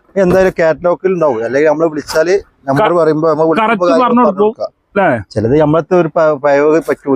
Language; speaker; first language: Malayalam; native; Malayalam